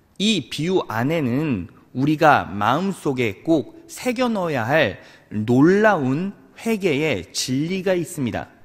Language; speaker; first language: Korean; native; Korean